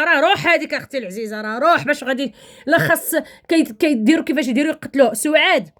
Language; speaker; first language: Arabic; native; Arabic